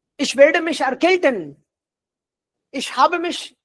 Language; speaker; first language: German; non-native, fluent; Hindi